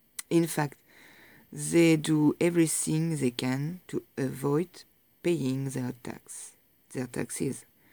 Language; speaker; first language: English; non-native, fluent; French